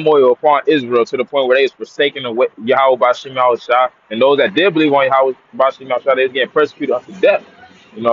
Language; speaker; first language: English; native; English